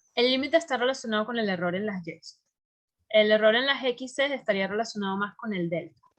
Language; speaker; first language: Spanish; native; Spanish